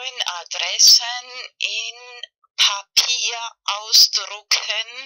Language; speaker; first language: German; non-native, fluent; Spanish